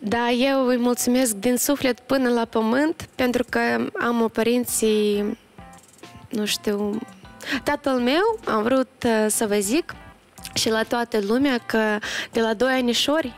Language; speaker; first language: Romanian; non-native, local second language; Russian